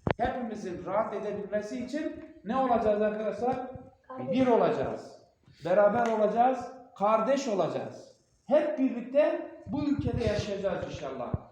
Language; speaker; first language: Turkish; non-native, local second language; Kurdish